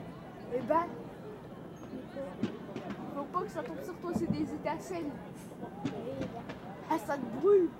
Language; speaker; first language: French; native; French